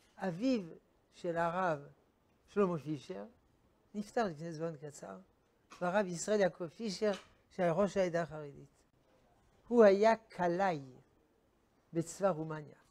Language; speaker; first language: Hebrew; non-native, fluent; French